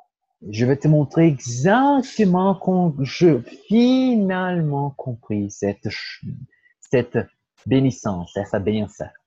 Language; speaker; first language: French; non-native, fluent; Portuguese